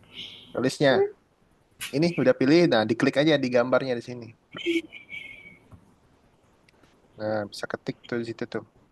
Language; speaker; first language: Indonesian; native; Indonesian